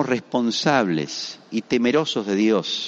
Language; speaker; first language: Spanish; native; Spanish